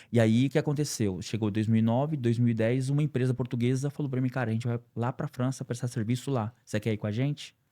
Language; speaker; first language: Portuguese; native; Portuguese